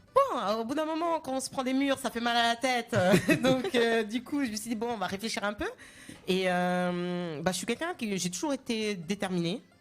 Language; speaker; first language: French; non-native, local second language; Malagasy